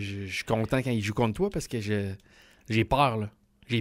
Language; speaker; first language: French; native; French